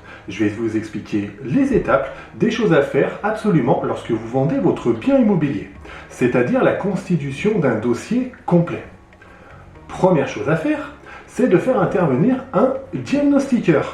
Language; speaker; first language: French; native; French